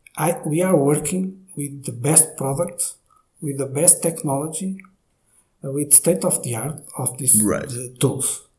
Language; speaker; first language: English; non-native, fluent; Portuguese